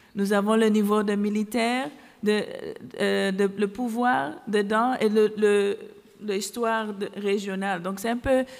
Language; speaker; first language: French; non-native, learner; Dutch